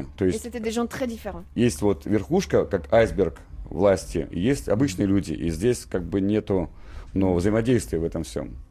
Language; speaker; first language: Russian; native; Russian